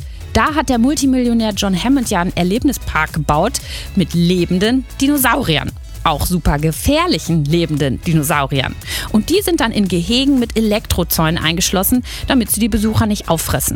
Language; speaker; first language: German; native; German